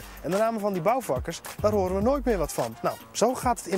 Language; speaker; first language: Dutch; native; Dutch